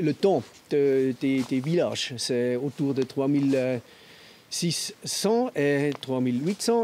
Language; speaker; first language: French; non-native, local second language; German